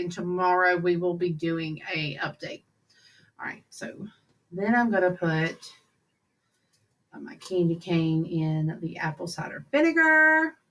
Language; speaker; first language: English; native; English